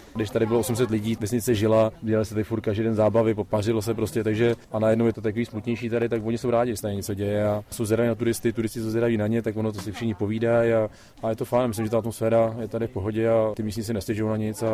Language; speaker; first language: Czech; native; Czech